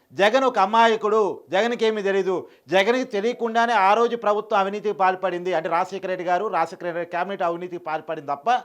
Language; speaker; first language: Telugu; native; Telugu